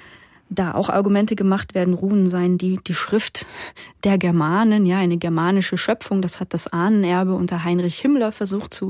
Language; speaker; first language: German; native; German